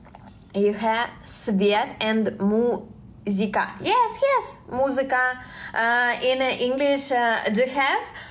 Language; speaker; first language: English; non-native, learner; Russian